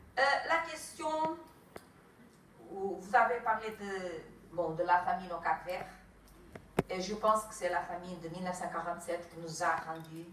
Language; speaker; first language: French; non-native, fluent; Kabuverdianu